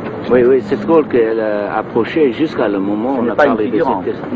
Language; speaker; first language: French; non-native, learner; English